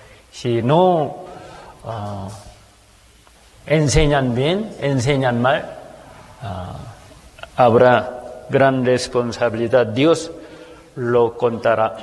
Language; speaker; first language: Spanish; non-native, fluent; Korean